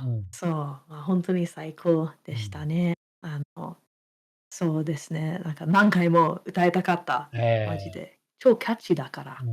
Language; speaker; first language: Japanese; non-native, fluent; English